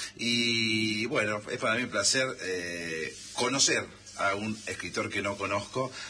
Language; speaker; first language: Spanish; native; Spanish